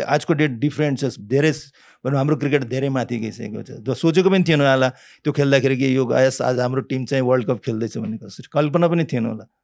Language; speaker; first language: Nepali; early bilingual, heritage; Nepali